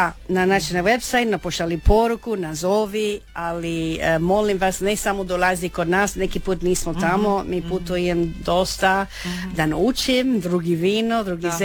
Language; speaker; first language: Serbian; non-native, learner; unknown